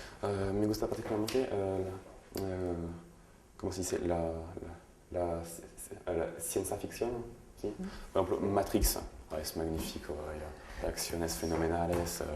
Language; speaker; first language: Spanish; non-native, learner; French